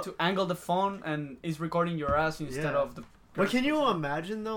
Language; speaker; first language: English; non-native, fluent; Spanish